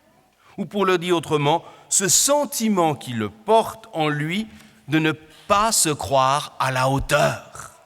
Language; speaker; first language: French; native; French